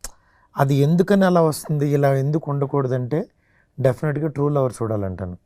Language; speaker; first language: Telugu; native; Telugu